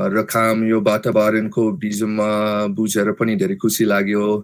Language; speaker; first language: Nepali; non-native, fluent; English